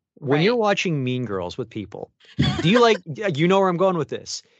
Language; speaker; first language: English; native; English